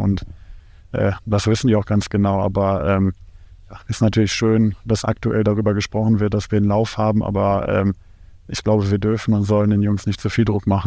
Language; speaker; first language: German; native; German